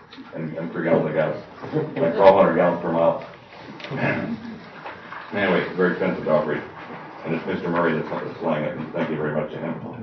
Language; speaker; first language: English; native; English